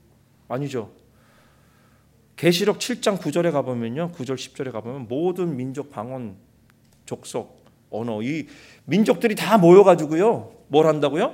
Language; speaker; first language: Korean; early bilingual, heritage; Korean